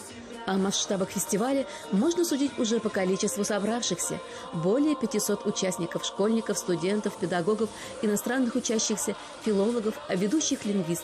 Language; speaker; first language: Russian; native; Russian